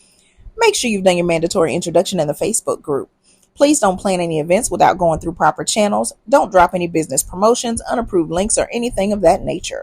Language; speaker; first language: English; native; English